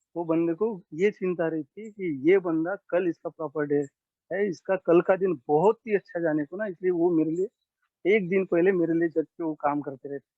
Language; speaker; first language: Hindi; non-native, local second language; Marathi